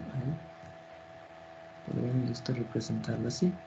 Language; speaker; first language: Spanish; native; Spanish